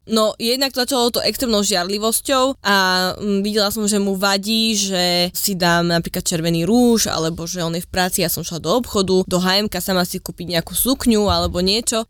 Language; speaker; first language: Slovak; native; Slovak